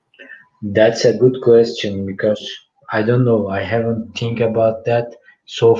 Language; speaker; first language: English; non-native, fluent; Turkish